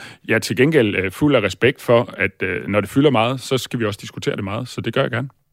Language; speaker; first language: Danish; native; Danish